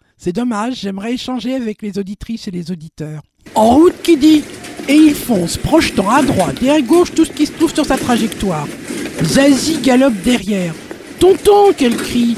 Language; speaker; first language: French; native; French